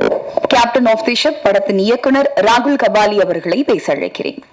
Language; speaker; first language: Tamil; native; Tamil